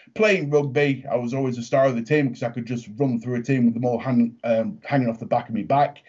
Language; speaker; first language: English; native; English